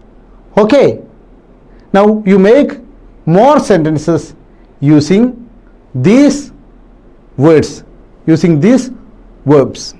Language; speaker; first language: English; non-native, local second language; Malayalam